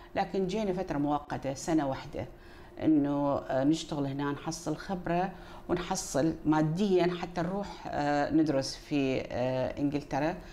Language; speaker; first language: Arabic; native; Arabic